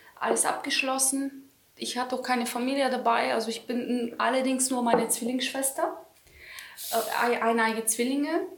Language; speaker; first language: German; non-native, fluent; Bulgarian